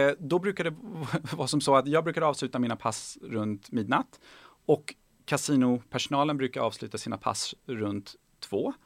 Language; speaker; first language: Swedish; early bilingual, other home language; Persian